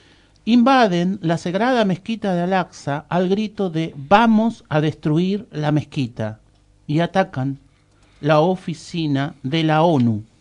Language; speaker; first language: Spanish; native; Spanish